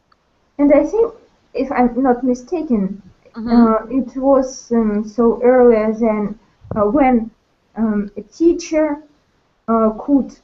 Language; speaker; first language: English; non-native, learner; Russian